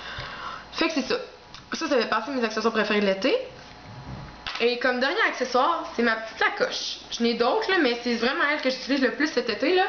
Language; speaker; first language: French; native; French